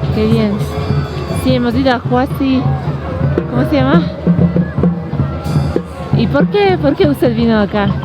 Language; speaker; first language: Spanish; non-native, fluent; Polish